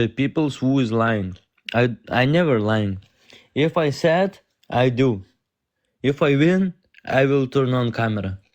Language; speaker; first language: English; non-native, learner; Lithuanian